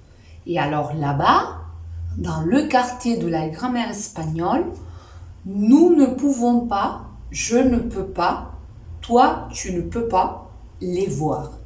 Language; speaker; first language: French; non-native, fluent; Spanish